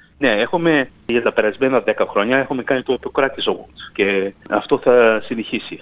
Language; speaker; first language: Greek; early bilingual, heritage; Greek